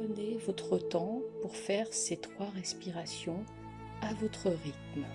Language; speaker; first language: French; native; French